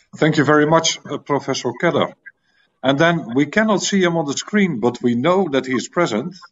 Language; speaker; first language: English; non-native, fluent; Dutch